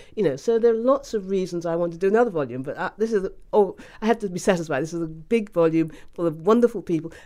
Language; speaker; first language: English; native; English